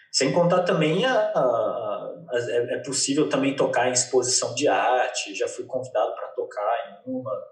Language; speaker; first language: Portuguese; native; Portuguese